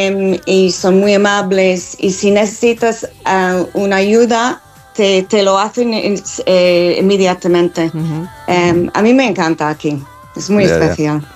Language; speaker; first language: Spanish; non-native, learner; English